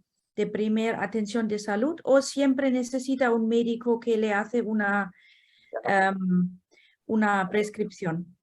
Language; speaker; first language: Spanish; non-native, fluent; German